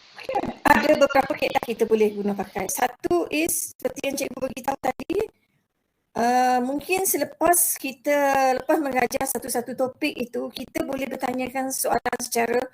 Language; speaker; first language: Malay; non-native, local second language; Iban